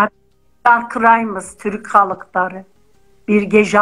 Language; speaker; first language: Kazakh; non-native, fluent; Turkish